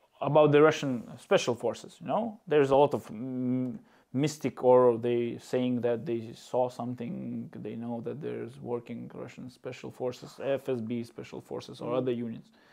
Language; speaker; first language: English; non-native, learner; Lithuanian